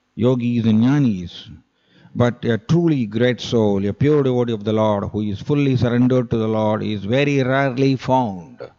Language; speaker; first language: English; non-native, local second language; Tamil